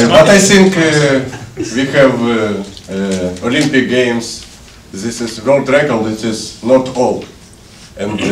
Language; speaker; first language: English; non-native, learner; Ukrainian